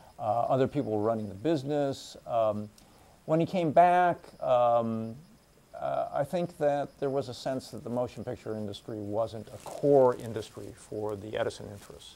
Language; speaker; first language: English; native; English